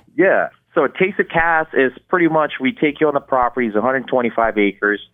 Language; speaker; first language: English; non-native, local second language; Filipino